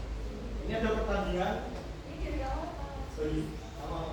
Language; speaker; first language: Indonesian; native; Indonesian